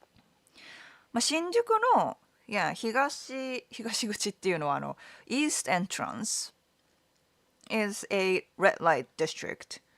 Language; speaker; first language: Japanese; native; Japanese